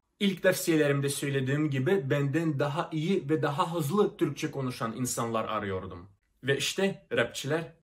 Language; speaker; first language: Turkish; non-native, fluent; Russian